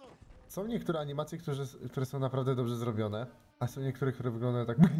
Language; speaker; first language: Polish; native; Polish